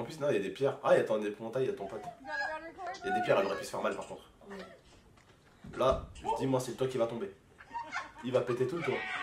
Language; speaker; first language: French; native; French